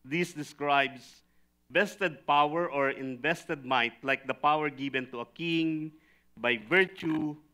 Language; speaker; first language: English; non-native, local second language; Filipino